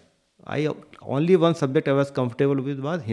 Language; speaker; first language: English; non-native, local second language; Hindi